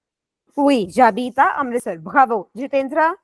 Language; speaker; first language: French; non-native, fluent; Hindi